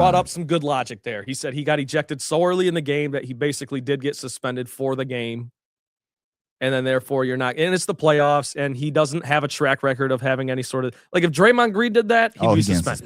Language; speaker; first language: English; native; English